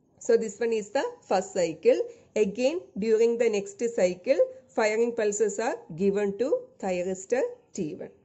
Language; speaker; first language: English; non-native, local second language; Malayalam